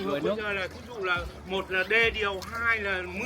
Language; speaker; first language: Vietnamese; native; Vietnamese